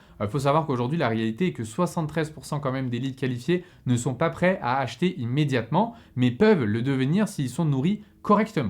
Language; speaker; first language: French; native; French